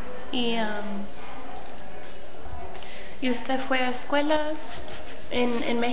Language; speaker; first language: Spanish; early bilingual, other home language; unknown